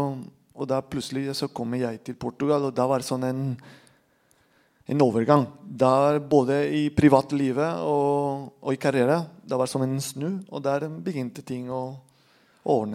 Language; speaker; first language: Norwegian; non-native, fluent; Spanish